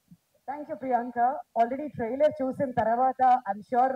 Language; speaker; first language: Telugu; native; Telugu